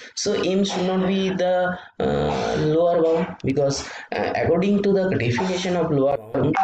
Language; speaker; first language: English; non-native, local second language; Bangla